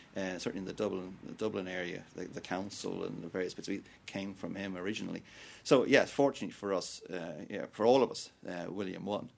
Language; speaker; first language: English; native; English